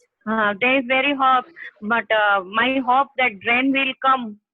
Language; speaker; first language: English; non-native, learner; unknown